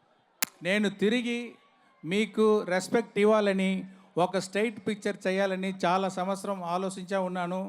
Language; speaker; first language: Telugu; non-native, learner; Tamil